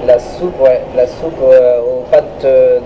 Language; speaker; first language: French; native; French